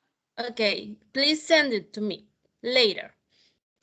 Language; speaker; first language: English; non-native, fluent; Spanish